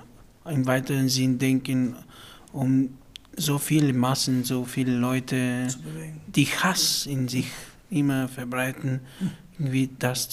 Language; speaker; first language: German; non-native, fluent; Bulgarian